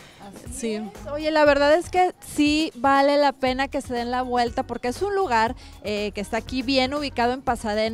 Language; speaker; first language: Spanish; native; Spanish